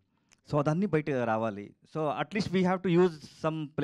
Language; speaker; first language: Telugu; non-native, learner; Kannada